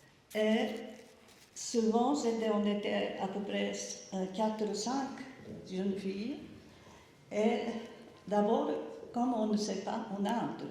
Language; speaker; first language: French; non-native, learner; Japanese